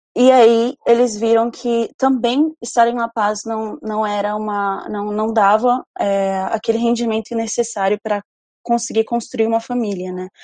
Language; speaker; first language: Portuguese; early bilingual, other home language; Spanish